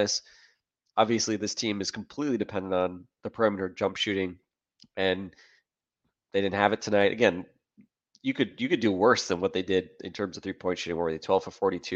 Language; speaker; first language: English; native; English